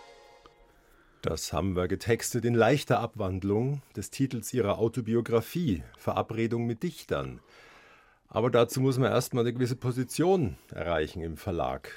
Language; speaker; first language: German; native; German